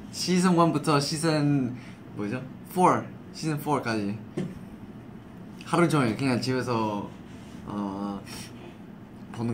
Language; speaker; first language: Korean; non-native, fluent; English